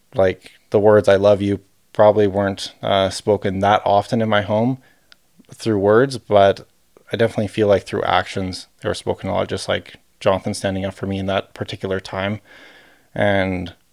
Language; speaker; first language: English; native; English